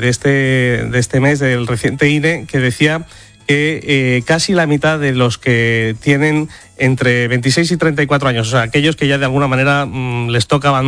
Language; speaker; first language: Spanish; native; Spanish